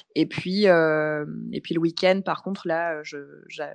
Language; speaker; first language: French; native; French